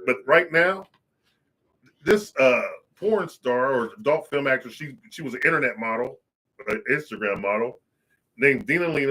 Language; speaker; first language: English; native; English